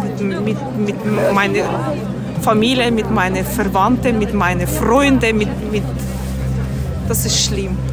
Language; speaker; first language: German; non-native, learner; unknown